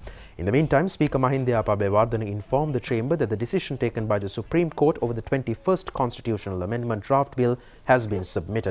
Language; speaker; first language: English; non-native, local second language; Sinhala